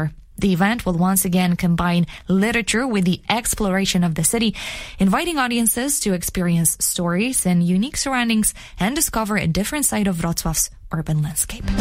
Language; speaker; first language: English; non-native, fluent; Polish